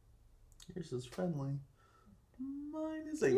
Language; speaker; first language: English; native; English